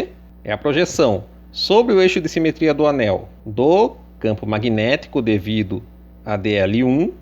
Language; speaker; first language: Portuguese; native; Portuguese